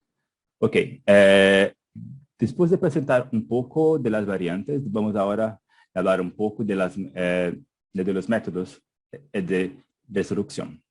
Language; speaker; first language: Spanish; non-native, fluent; Portuguese